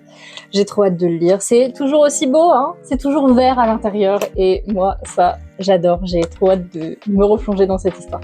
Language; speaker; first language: French; native; French